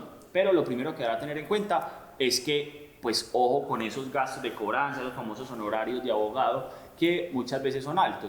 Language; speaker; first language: Spanish; native; Spanish